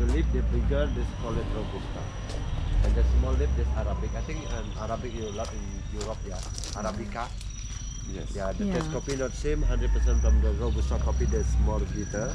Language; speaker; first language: English; non-native, learner; Indonesian